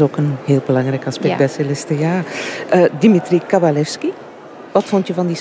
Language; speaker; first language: Dutch; native; Dutch